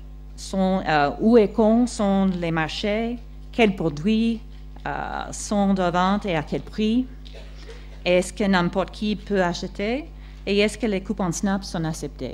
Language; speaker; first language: French; non-native, fluent; English